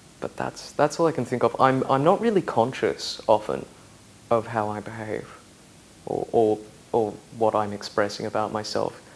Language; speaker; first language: English; native; English